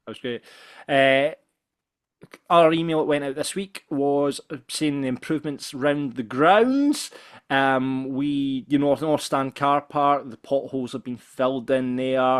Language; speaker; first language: English; native; English